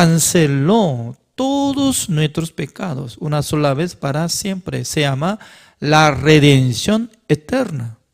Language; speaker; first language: Spanish; non-native, learner; Korean